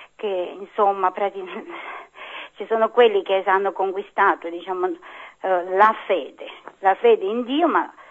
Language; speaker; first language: Italian; non-native, fluent; Romanian